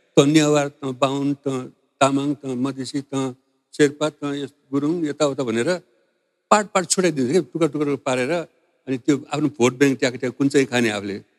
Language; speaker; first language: Nepali; non-native, local second language; Newari